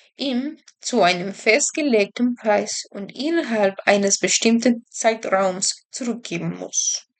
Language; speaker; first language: German; non-native, learner; Spanish